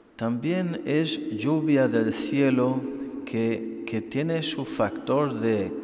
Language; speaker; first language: Spanish; non-native, fluent; English